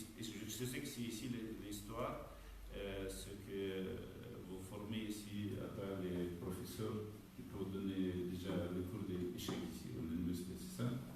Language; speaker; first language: French; non-native, fluent; Romanian